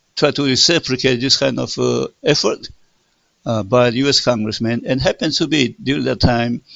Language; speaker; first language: English; non-native, fluent; Min Nan Chinese